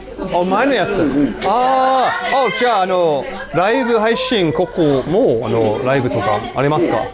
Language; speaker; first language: Japanese; non-native, learner; English